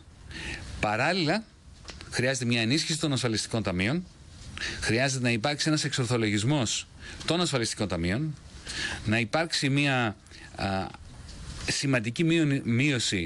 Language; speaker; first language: Greek; native; Greek